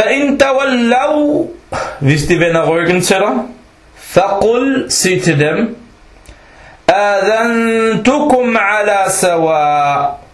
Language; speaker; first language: Danish; non-native, local second language; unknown